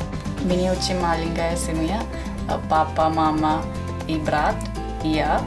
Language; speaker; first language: Russian; non-native, learner; Malayalam